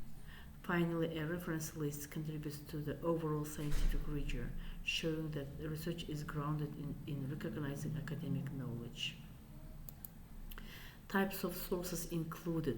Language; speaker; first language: English; non-native, fluent; Kazakh